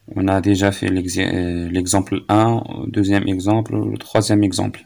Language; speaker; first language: French; non-native, local second language; Arabic